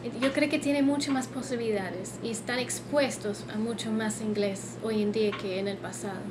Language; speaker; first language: Spanish; non-native, fluent; English